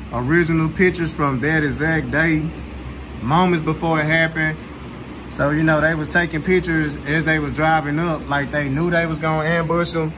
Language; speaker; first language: English; native; English